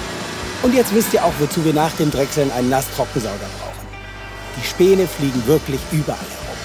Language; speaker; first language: German; native; German